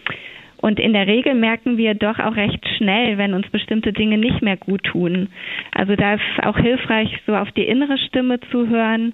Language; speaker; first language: German; native; German